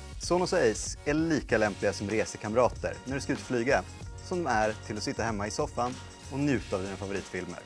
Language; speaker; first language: Swedish; native; Swedish